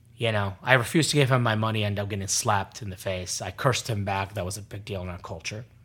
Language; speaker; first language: English; non-native, fluent; Arabic